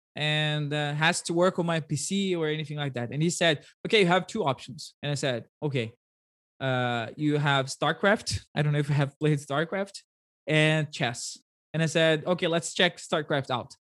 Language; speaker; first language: English; non-native, fluent; Portuguese